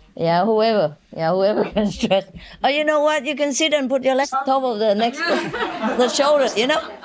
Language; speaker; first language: English; non-native, fluent; Vietnamese